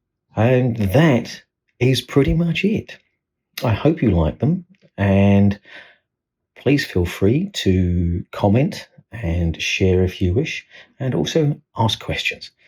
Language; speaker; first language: English; native; English